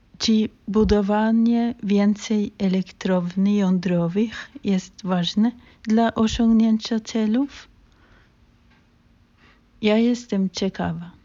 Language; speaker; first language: Polish; non-native, learner; Norwegian